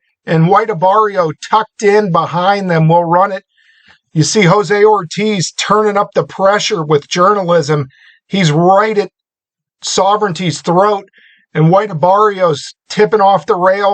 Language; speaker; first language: English; native; English